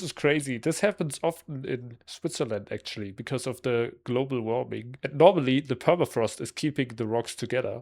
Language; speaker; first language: English; non-native, fluent; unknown